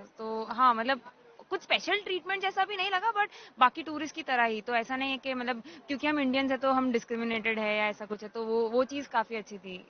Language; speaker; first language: Hindi; non-native, local second language; Gujarati